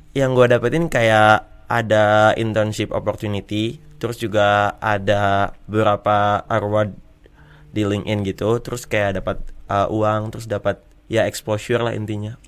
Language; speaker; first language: Indonesian; native; Indonesian